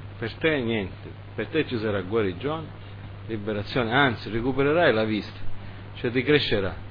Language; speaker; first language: Italian; early bilingual, heritage; Italian